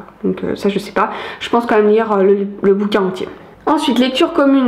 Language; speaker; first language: French; native; French